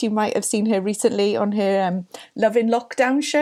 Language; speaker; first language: English; native; English